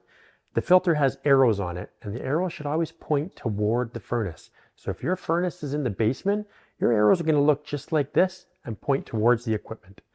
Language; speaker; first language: English; native; English